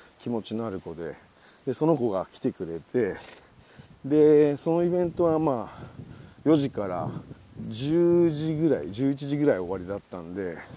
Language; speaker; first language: Japanese; native; Japanese